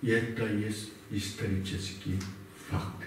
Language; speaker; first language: Russian; non-native, learner; Korean